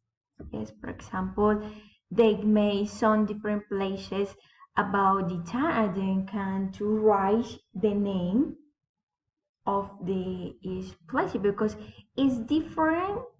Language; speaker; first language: English; non-native, learner; Spanish